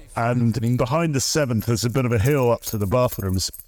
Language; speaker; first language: English; native; English